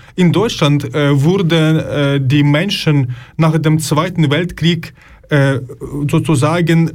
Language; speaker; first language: German; non-native, fluent; Ukrainian